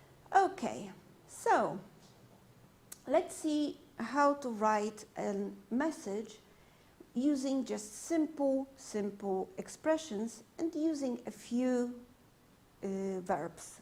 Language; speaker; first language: English; non-native, fluent; Polish